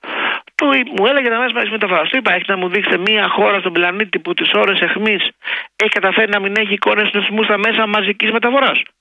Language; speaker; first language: Greek; native; Greek